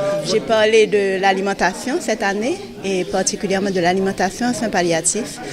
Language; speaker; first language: French; non-native, local second language; Haitian Creole